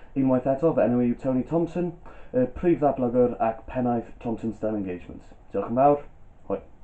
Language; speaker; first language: Welsh; non-native, local second language; English